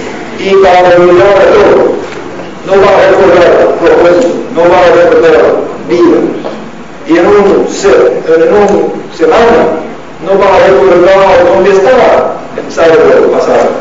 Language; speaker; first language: Spanish; non-native, learner; English